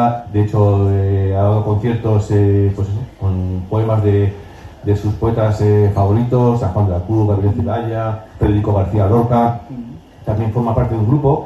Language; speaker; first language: Spanish; native; Spanish